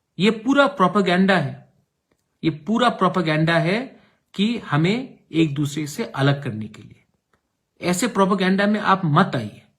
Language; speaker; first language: Hindi; non-native, local second language; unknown